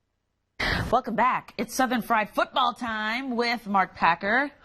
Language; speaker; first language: English; native; English